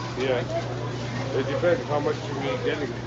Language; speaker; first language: English; non-native, local second language; Filipino